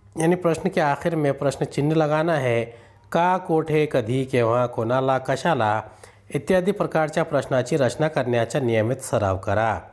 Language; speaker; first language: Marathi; non-native, local second language; Urdu